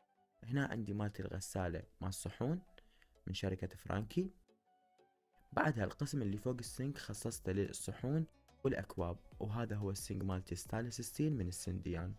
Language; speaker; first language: Arabic; native; Arabic